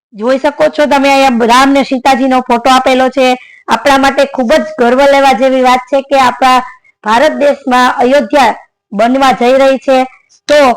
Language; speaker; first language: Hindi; non-native, local second language; Gujarati